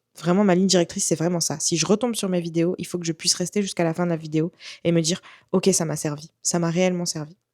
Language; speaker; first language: French; native; French